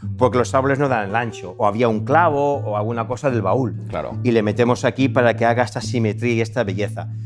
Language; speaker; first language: Spanish; early bilingual, heritage; Spanish